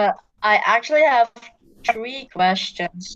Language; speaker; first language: English; non-native, learner; Indonesian